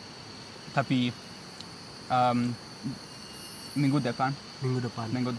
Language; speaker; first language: Indonesian; non-native, learner; English